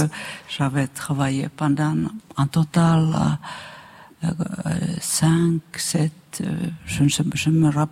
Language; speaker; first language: French; non-native, fluent; Finnish